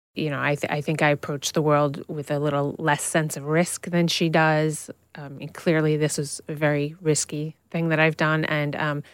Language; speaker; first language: English; native; English